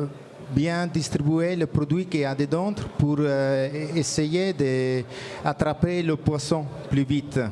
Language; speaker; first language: French; non-native, learner; Italian